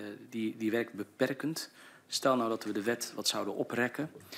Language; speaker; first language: Dutch; native; Dutch